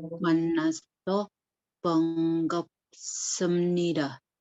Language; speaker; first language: Korean; non-native, learner; Indonesian